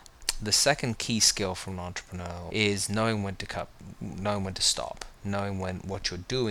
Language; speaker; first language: English; native; English